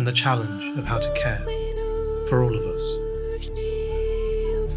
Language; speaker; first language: English; native; English